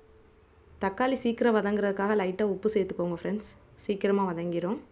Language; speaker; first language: Tamil; native; Tamil